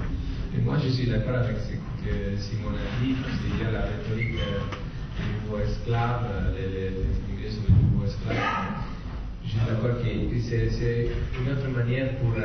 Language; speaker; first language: French; non-native, fluent; Italian